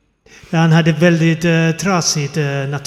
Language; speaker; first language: Swedish; non-native, fluent; Finnish